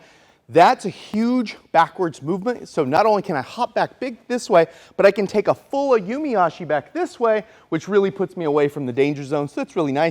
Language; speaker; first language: English; native; English